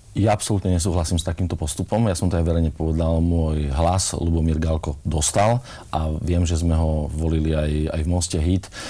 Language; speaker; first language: Slovak; native; Slovak